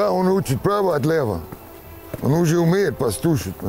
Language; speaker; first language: Russian; non-native, learner; English